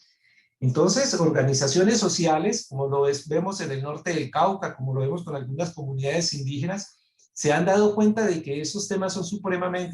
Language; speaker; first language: Spanish; native; Spanish